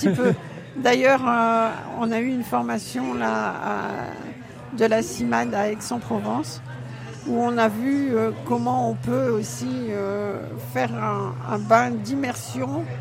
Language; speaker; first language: French; native; French